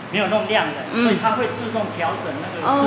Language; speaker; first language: Chinese; native; Chinese